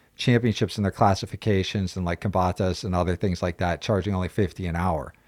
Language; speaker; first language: English; native; English